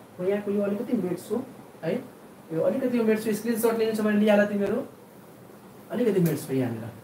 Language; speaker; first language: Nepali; native; Nepali